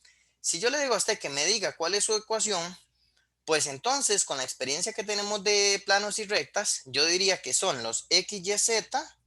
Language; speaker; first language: Spanish; native; Spanish